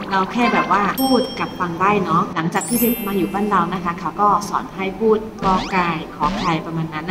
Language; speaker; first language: Thai; non-native, fluent; Chinese